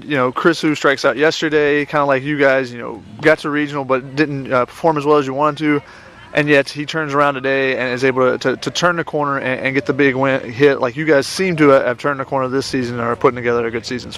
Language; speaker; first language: English; native; English